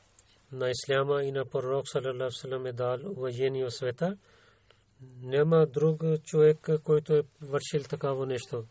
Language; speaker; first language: Bulgarian; non-native, learner; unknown